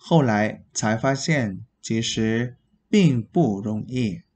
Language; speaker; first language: Chinese; non-native, fluent; Vietnamese